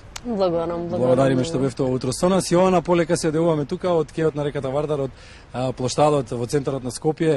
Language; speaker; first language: Macedonian; native; Macedonian